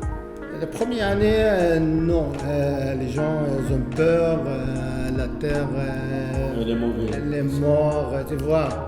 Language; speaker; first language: French; non-native, learner; Arabic